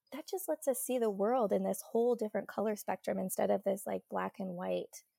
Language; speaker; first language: English; native; English